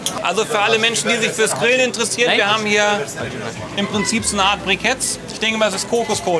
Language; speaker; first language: German; native; German